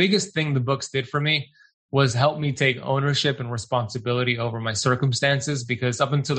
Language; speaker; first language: English; native; English